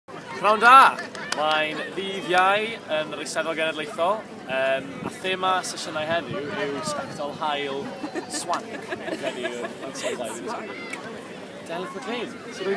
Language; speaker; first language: Welsh; native; Welsh